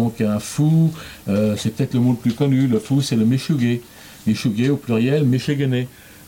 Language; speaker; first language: French; native; French